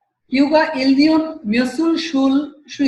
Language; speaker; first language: Korean; non-native, fluent; Bangla